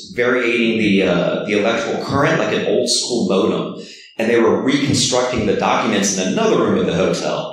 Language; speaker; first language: English; native; English